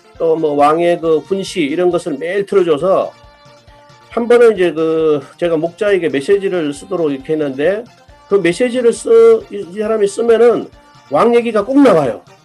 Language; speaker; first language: Korean; native; Korean